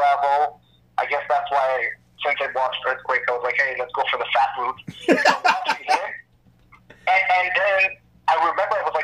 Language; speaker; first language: English; non-native, fluent; Hebrew